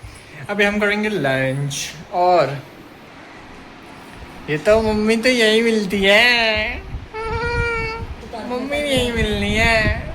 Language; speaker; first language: Hindi; native; Hindi